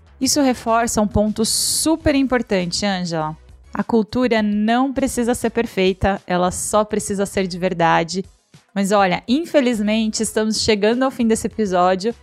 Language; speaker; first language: Portuguese; native; Portuguese